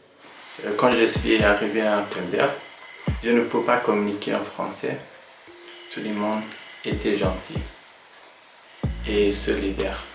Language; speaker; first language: French; non-native, learner; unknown